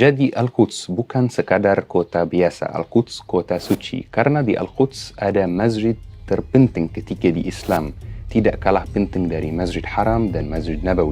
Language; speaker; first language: Indonesian; non-native, fluent; Arabic